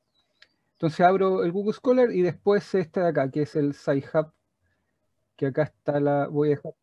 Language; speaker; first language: Spanish; native; Spanish